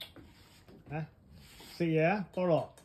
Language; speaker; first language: Cantonese; native; Cantonese